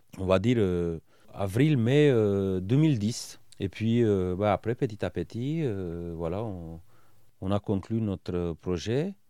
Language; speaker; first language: French; non-native, fluent; Romanian